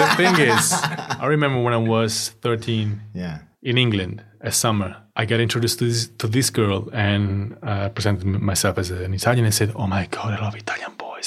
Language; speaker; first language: English; non-native, fluent; Italian